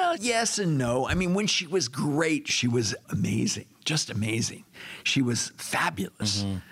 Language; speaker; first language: English; native; English